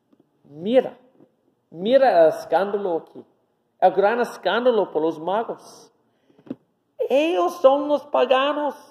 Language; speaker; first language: Spanish; non-native, fluent; English